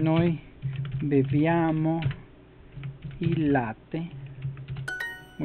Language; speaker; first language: Italian; non-native, learner; Spanish